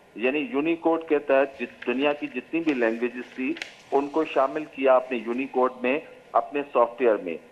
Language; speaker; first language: Urdu; non-native, local second language; Sindhi